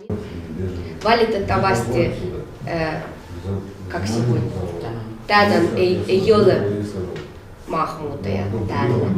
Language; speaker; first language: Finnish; non-native, learner; Russian